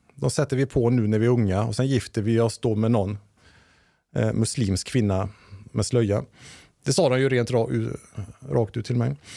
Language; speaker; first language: Swedish; native; Swedish